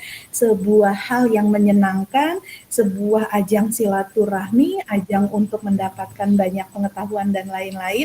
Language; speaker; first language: Indonesian; native; Indonesian